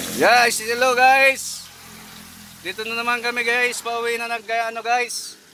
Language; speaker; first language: Filipino; non-native, local second language; Bikol